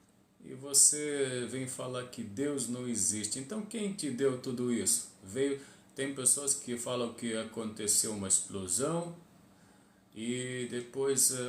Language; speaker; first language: Portuguese; non-native, fluent; Arabic